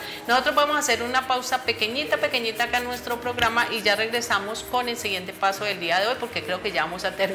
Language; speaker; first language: Spanish; native; Spanish